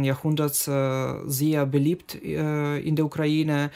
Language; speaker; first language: German; non-native, fluent; Ukrainian